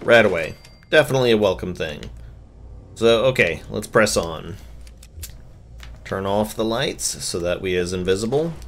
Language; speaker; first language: English; native; English